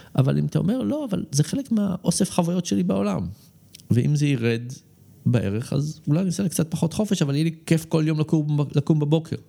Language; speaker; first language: Hebrew; early bilingual, other home language; English